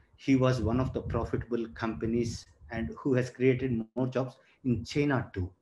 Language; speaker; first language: English; non-native, local second language; Telugu